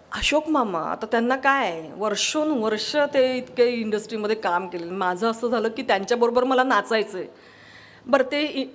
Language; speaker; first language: Marathi; non-native, local second language; Kannada